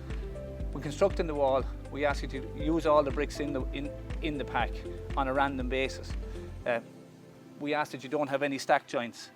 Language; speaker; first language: English; native; English